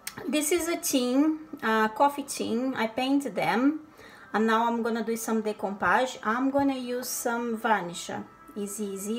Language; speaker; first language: English; non-native, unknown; Portuguese